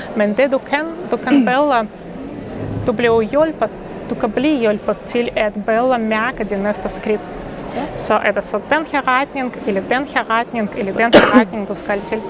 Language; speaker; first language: Danish; non-native, fluent; Russian